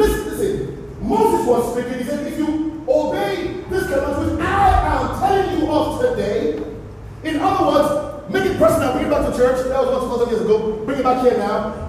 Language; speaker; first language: English; non-native, local second language; Yoruba